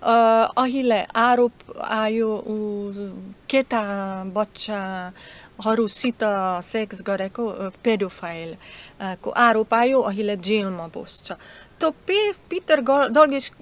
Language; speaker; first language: Nepali; non-native, fluent; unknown